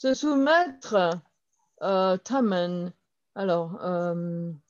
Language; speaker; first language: French; non-native, fluent; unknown